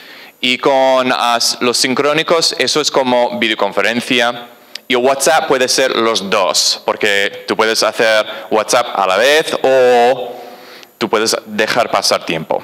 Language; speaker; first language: Spanish; non-native, fluent; English